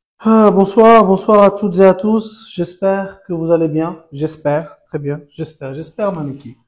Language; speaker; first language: French; non-native, fluent; Bangla